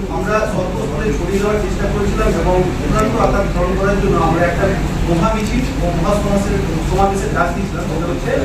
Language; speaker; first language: Bangla; non-native, local second language; Santali